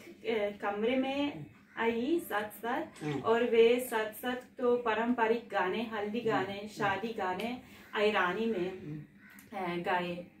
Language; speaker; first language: Hindi; non-native, learner; Italian